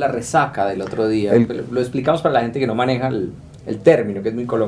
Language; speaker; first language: Spanish; native; Spanish